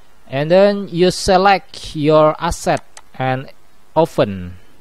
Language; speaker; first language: English; non-native, learner; Indonesian